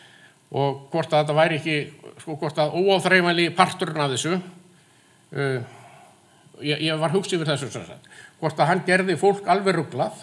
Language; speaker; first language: Icelandic; native; Icelandic